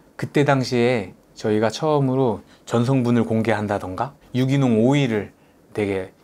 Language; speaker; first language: Korean; native; Korean